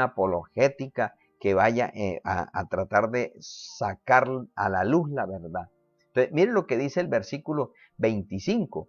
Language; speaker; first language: Spanish; native; Spanish